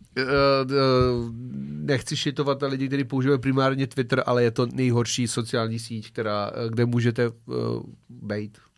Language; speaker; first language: Czech; non-native, fluent; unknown